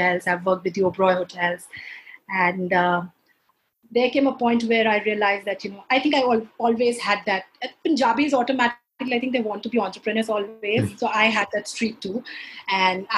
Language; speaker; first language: English; non-native, local second language; Punjabi